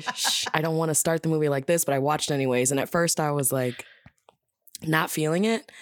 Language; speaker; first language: English; native; English